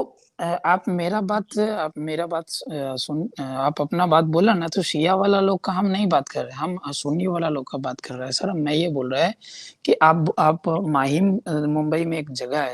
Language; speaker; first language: Hindi; non-native, local second language; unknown